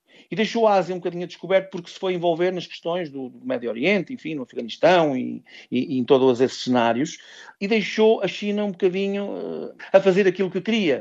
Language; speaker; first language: Portuguese; native; Portuguese